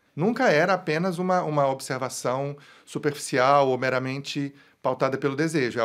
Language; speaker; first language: Portuguese; native; Portuguese